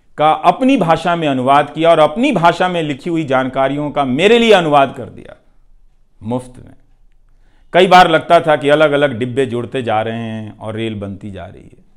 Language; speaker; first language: Hindi; non-native, local second language; Bhojpuri